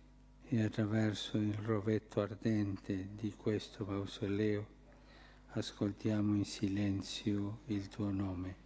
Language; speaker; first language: Italian; early bilingual, heritage; Spanish